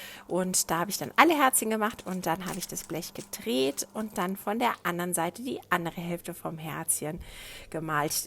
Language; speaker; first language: German; native; German